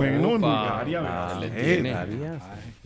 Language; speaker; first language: Spanish; native; Spanish